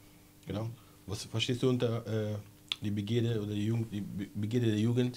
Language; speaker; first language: German; non-native, fluent; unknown